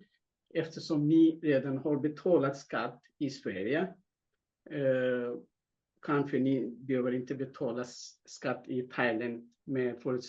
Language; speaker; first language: Swedish; non-native, fluent; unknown